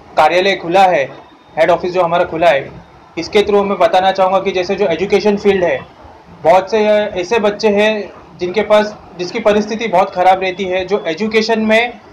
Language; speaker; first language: Hindi; non-native, local second language; Urdu